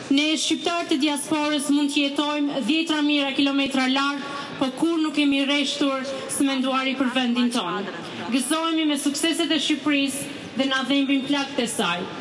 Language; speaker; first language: Albanian; native; Albanian